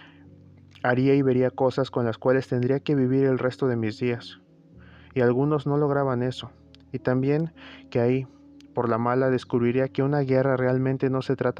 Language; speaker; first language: Spanish; native; Spanish